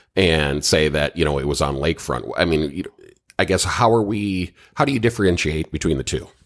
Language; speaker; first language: English; native; English